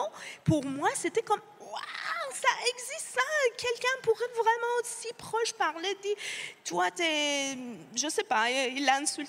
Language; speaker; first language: French; non-native, fluent; Persian